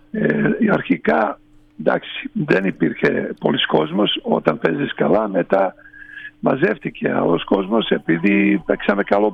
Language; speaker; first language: Greek; non-native, fluent; Serbian